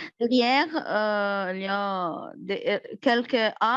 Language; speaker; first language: French; non-native, learner; Arabic